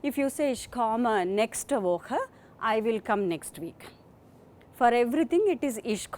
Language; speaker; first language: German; non-native, fluent; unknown